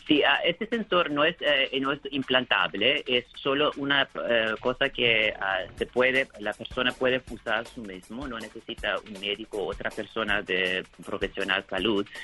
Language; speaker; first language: Spanish; non-native, learner; English